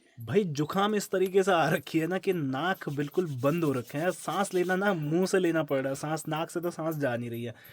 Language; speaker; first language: Hindi; native; Hindi